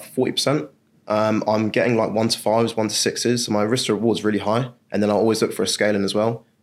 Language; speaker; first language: English; native; English